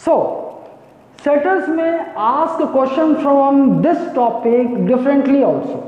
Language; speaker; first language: English; non-native, local second language; Hindi